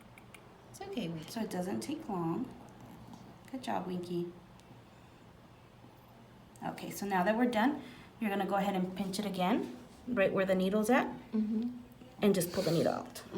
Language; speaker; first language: English; native; English